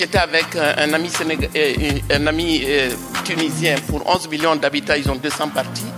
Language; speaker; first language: French; non-native, local second language; Bambara